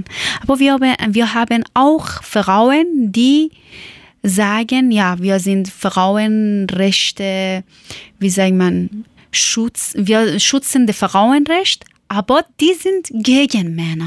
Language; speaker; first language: German; non-native, learner; Persian